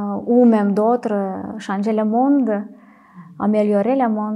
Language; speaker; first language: French; non-native, fluent; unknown